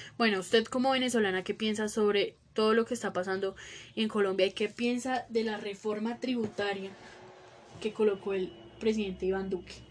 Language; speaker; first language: Spanish; native; Spanish